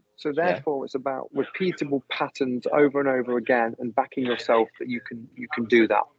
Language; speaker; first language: English; native; English